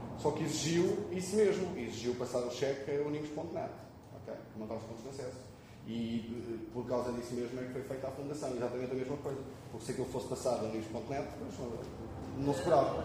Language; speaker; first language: Portuguese; native; Portuguese